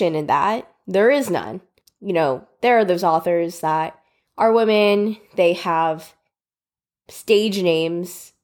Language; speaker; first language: English; native; English